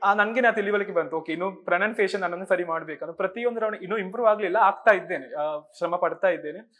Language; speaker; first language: Kannada; non-native, local second language; Malayalam